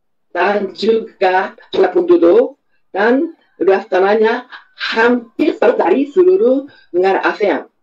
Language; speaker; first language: Indonesian; non-native, fluent; Japanese